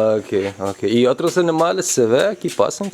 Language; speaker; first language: Spanish; non-native, local second language; English